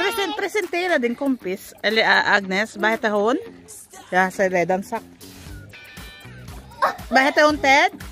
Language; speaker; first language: Swedish; non-native, learner; Filipino